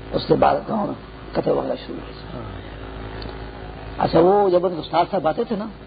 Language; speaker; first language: Urdu; non-native, local second language; Pashto